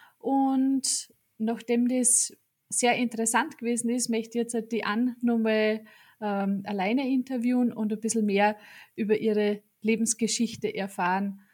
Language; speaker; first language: German; native; German